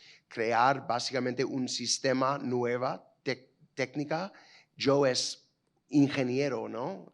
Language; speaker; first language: Spanish; non-native, fluent; English